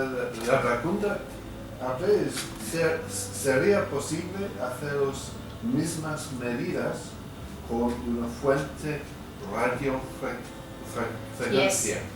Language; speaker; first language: Spanish; non-native, fluent; English